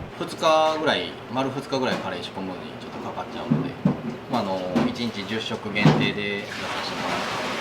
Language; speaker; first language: Japanese; native; Japanese